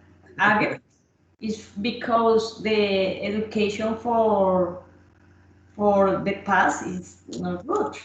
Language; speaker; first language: English; non-native, learner; Spanish